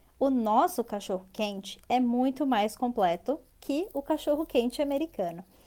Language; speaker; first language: Portuguese; native; Portuguese